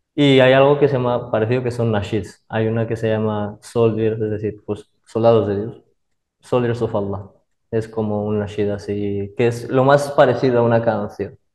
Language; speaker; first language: Spanish; early bilingual, other home language; Arabic